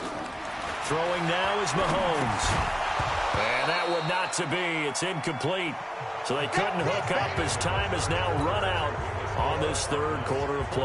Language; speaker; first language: English; native; English